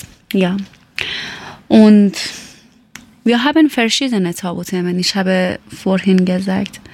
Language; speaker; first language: German; non-native, learner; Persian